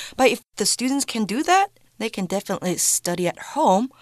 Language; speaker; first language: English; non-native, fluent; Chinese